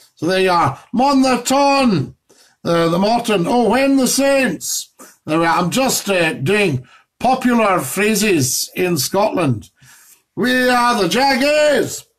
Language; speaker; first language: English; native; English